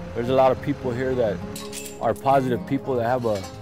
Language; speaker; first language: English; native; English